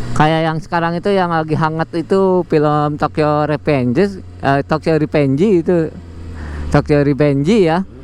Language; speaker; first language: Indonesian; native; Indonesian